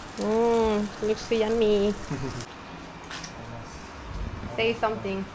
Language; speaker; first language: English; non-native, learner; Korean